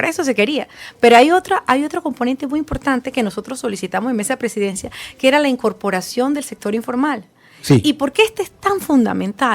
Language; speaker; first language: Spanish; native; Spanish